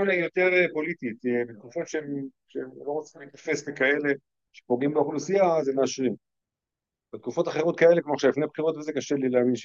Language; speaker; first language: Hebrew; native; Hebrew